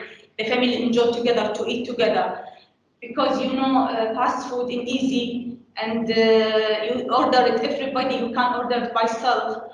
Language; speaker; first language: English; non-native, learner; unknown